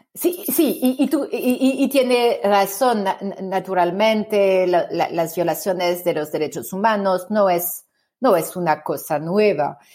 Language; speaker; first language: Spanish; non-native, fluent; French